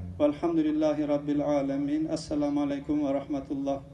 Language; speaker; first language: Urdu; non-native, learner; Turkish